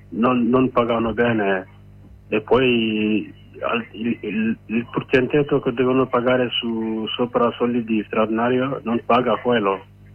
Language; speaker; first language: Italian; non-native, learner; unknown